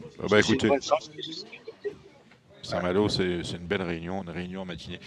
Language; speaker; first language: French; native; French